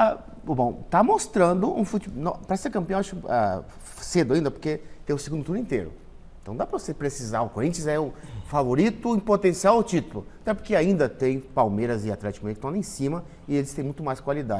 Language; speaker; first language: Portuguese; native; Portuguese